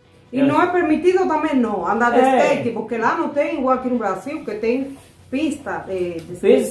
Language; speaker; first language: Portuguese; non-native, fluent; Spanish